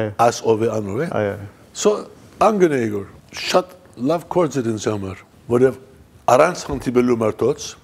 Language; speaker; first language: Armenian; early bilingual, heritage; Armenian